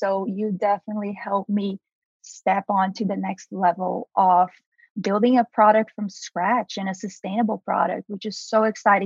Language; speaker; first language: English; non-native, fluent; Portuguese